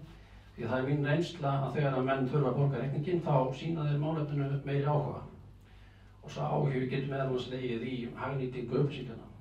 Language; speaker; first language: Icelandic; native; Icelandic